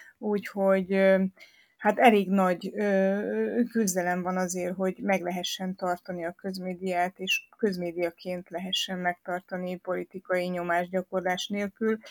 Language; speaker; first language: Hungarian; native; Hungarian